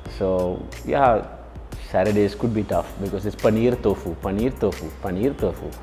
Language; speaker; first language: English; non-native, local second language; Hindi